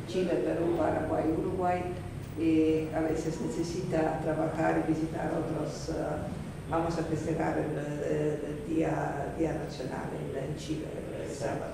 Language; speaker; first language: Spanish; non-native, learner; Slovenian